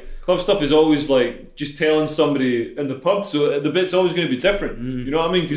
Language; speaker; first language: English; native; English